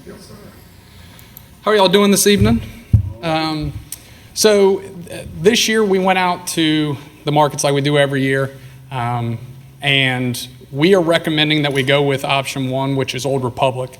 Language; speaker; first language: English; native; English